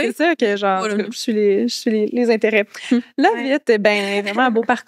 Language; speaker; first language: French; native; French